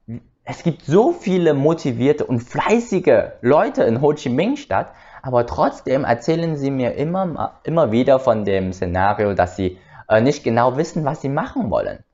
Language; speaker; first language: German; early bilingual, other home language; Vietnamese